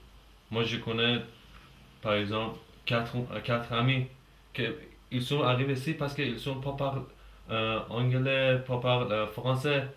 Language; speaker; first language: French; non-native, learner; Persian